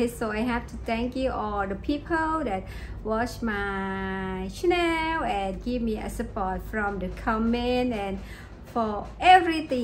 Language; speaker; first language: English; non-native, learner; Thai